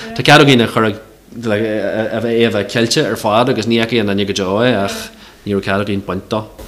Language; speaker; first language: Irish; non-native, local second language; English